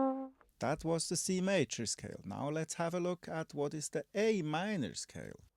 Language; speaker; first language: English; non-native, fluent; German